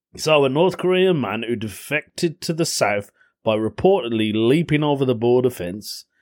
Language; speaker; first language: English; native; English